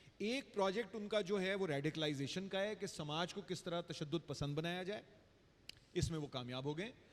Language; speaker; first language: Urdu; native; Urdu